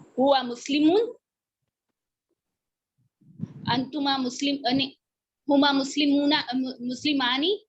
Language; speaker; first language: Arabic; non-native, learner; Urdu